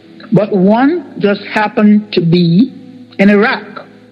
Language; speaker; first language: English; non-native, fluent; Spanish